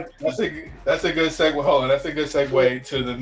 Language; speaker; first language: English; native; English